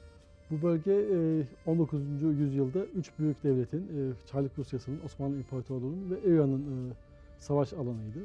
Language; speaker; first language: Turkish; native; Turkish